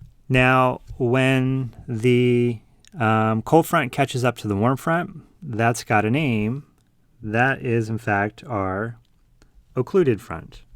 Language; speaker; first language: English; native; English